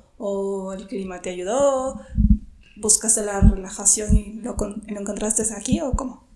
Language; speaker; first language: Spanish; native; Spanish